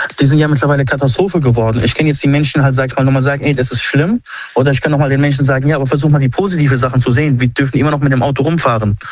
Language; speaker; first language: German; early bilingual, other home language; Arabic